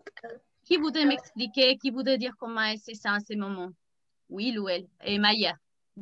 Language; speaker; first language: French; native; French